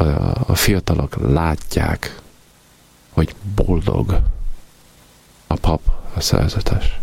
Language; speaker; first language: Hungarian; non-native, fluent; Italian